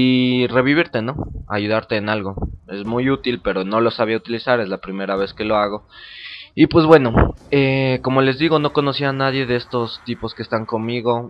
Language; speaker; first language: Spanish; native; Spanish